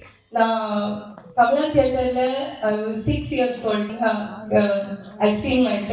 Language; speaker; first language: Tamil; non-native, learner; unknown